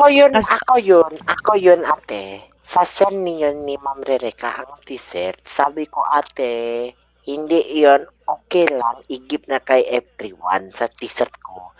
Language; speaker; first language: Filipino; non-native, learner; Indonesian